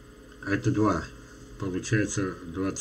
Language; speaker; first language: Russian; native; Russian